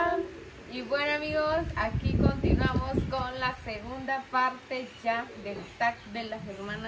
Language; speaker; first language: Spanish; native; Spanish